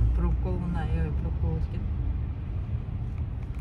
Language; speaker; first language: Russian; non-native, local second language; Kyrgyz